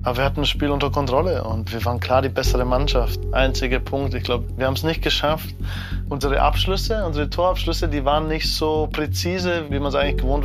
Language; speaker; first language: German; native; German